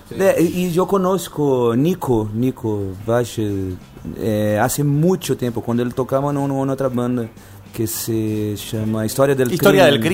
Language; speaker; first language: Spanish; non-native, fluent; Portuguese